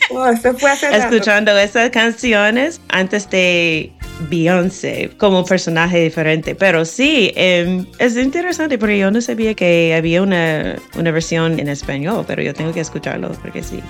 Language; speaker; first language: Spanish; non-native, fluent; English